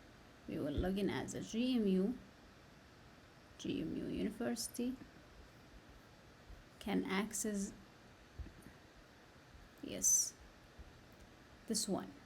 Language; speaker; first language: English; non-native, learner; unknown